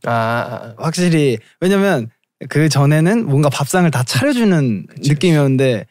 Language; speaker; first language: Korean; native; Korean